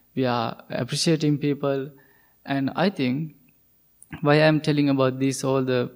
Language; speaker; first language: English; non-native, local second language; Sinhala